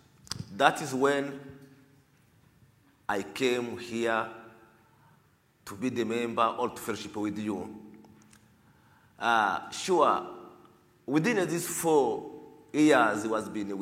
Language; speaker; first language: English; non-native, learner; Kinyarwanda